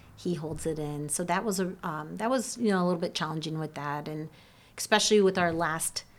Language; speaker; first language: English; early bilingual, other home language; Serbian